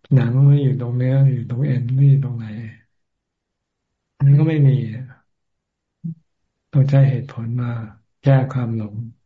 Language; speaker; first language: Thai; native; Thai